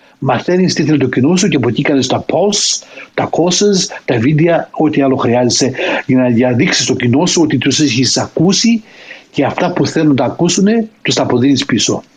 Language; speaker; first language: Greek; early bilingual, heritage; Greek